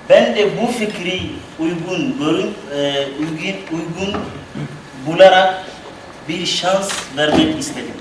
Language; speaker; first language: Turkish; non-native, learner; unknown